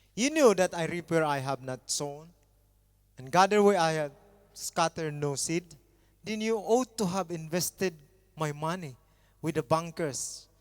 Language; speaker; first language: English; non-native, local second language; Filipino